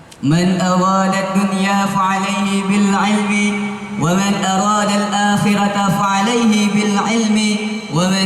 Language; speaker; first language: Arabic; non-native, learner; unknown